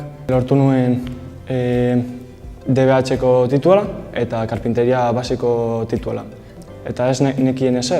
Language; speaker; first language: Basque; non-native, local second language; Spanish